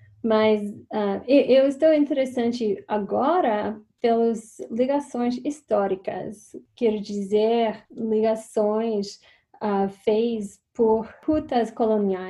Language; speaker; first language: Portuguese; non-native, fluent; English